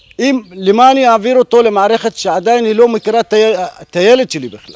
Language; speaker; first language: Hebrew; non-native, local second language; Arabic